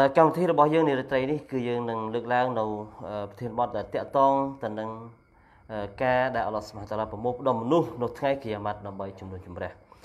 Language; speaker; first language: Khmer; non-native, local second language; Eastern Cham